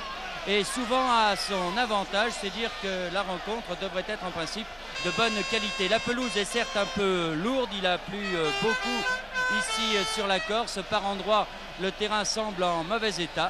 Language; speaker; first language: French; native; French